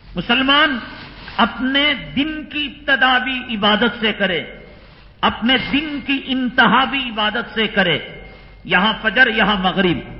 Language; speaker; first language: Urdu; native; Urdu